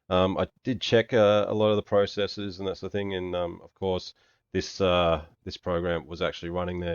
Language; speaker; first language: English; native; English